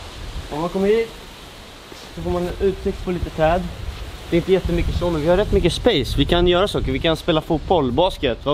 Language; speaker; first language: Swedish; native; Swedish